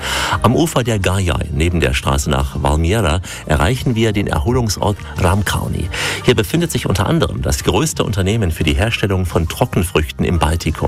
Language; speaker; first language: German; native; German